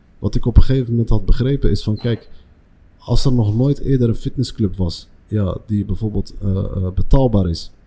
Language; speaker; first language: Dutch; early bilingual, other home language; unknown